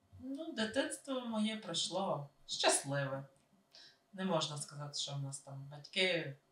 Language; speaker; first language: Ukrainian; native; Ukrainian